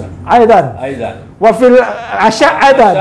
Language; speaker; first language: Arabic; non-native, fluent; Indonesian